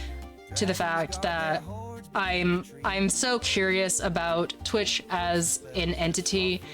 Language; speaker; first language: English; native; English